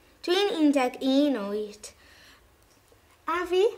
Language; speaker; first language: Welsh; non-native, learner; English